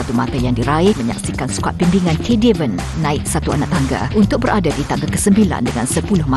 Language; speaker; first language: Malay; native; Malay